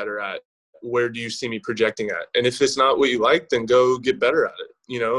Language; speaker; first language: English; native; English